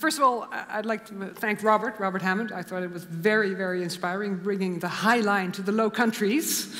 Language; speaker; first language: English; non-native, fluent; Dutch